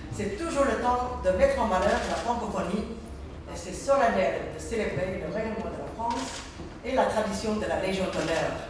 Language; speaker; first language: French; non-native, fluent; Chinese